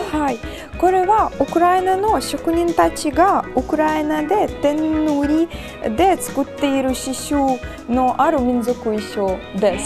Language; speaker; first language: Japanese; non-native, learner; Ukrainian